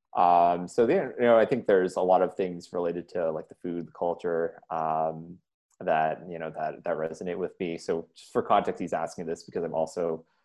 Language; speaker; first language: English; early bilingual, other home language; Indonesian